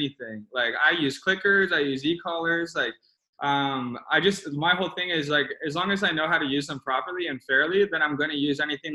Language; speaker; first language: English; native; English